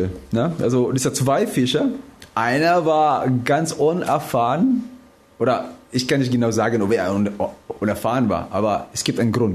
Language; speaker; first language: German; non-native, fluent; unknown